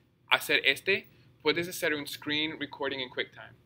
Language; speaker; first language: Spanish; non-native, fluent; English